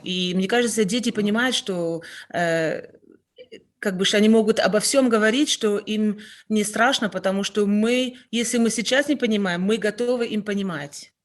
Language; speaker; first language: Russian; non-native, fluent; French